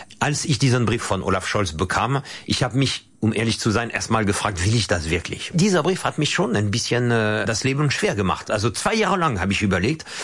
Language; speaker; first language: German; non-native, fluent; French